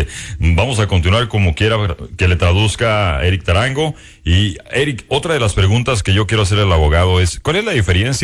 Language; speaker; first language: Spanish; native; Spanish